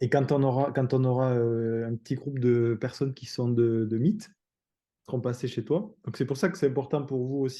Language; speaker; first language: French; native; French